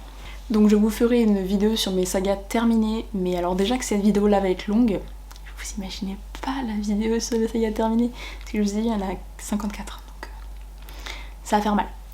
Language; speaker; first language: French; native; French